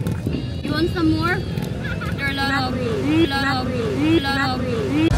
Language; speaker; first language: English; non-native, local second language; Cebuano